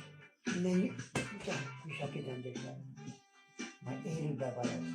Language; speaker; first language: Slovak; non-native, local second language; Hungarian